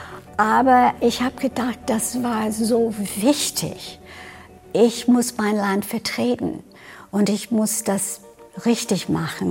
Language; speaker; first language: German; non-native, fluent; English